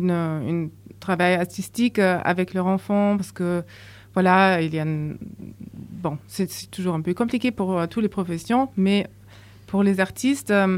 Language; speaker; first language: French; non-native, fluent; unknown